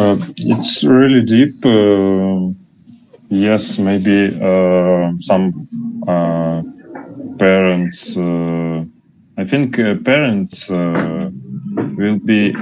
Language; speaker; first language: English; non-native, learner; Russian